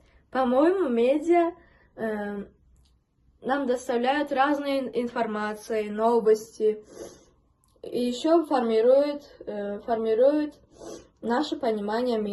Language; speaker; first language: Russian; non-native, local second language; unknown